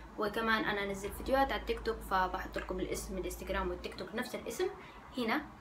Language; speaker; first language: Arabic; early bilingual, other home language; Korean